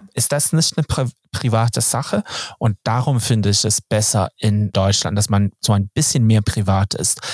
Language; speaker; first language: German; non-native, fluent; Swedish